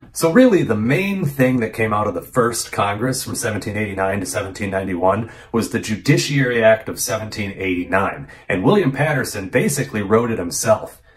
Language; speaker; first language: English; native; English